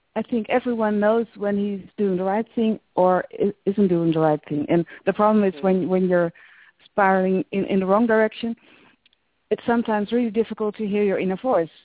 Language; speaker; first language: English; non-native, fluent; Dutch